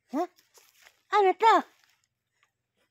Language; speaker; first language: Filipino; non-native, local second language; Cebuano